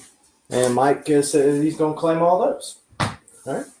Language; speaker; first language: English; native; English